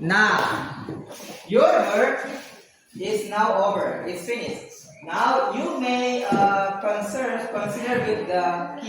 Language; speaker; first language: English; non-native, learner; Indonesian